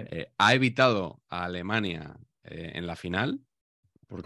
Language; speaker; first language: Spanish; native; Spanish